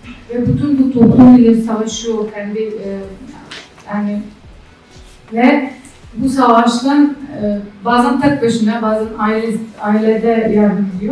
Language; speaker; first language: Turkish; non-native, fluent; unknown